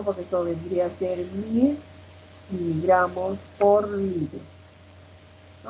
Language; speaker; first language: Spanish; native; Spanish